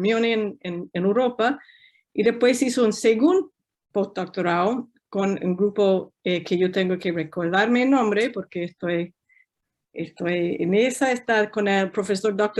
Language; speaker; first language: Spanish; non-native, fluent; English